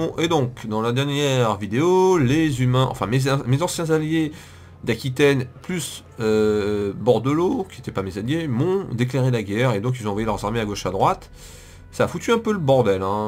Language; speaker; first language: French; native; French